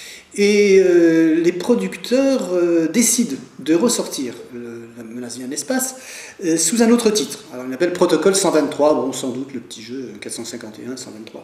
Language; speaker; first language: French; native; French